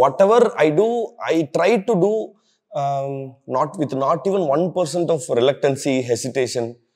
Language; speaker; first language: English; non-native, local second language; Tamil